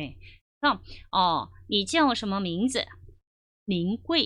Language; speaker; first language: Chinese; non-native, fluent; Korean